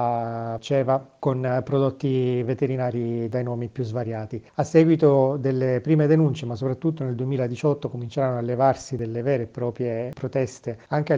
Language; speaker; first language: Italian; native; Italian